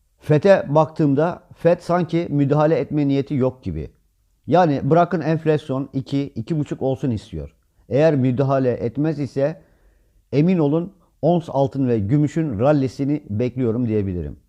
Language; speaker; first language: Turkish; native; Turkish